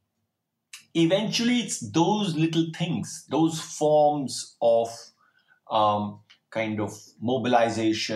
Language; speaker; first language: English; non-native, local second language; Hindi